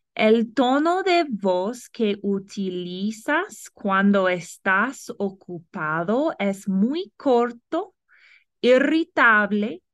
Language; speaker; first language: Spanish; non-native, fluent; English